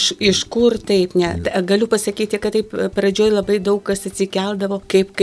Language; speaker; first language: Lithuanian; native; Lithuanian